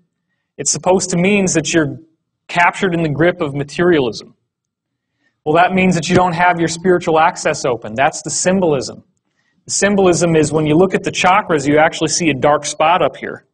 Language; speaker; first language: English; native; English